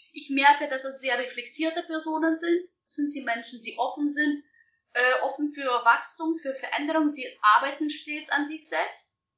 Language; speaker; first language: German; non-native, fluent; Russian